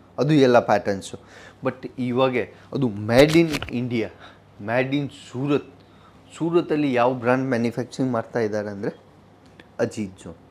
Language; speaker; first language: Kannada; non-native, fluent; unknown